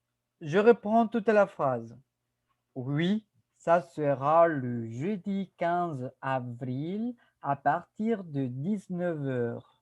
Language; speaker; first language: French; non-native, fluent; Spanish